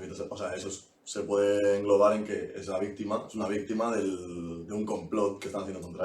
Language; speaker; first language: Spanish; native; Spanish